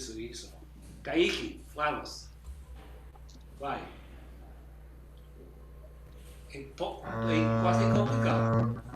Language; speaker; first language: Portuguese; non-native, learner; English